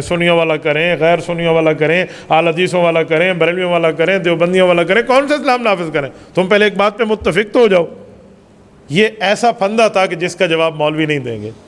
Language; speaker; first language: Urdu; native; Urdu